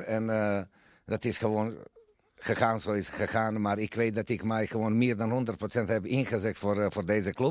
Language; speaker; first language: Dutch; non-native, fluent; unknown